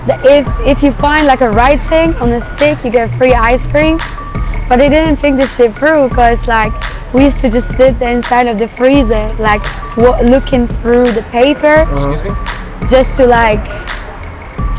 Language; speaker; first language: English; native; English